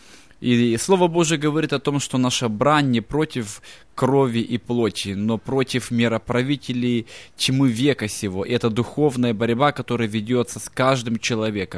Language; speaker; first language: Russian; native; Russian